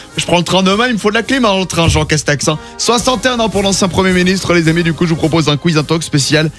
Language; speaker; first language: French; native; French